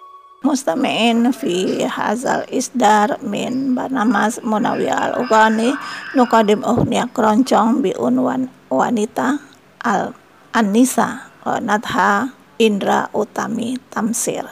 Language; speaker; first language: Arabic; non-native, fluent; Indonesian